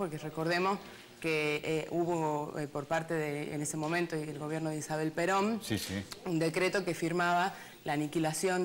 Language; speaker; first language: Spanish; native; Spanish